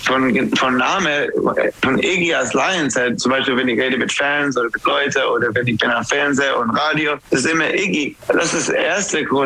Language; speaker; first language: German; non-native, learner; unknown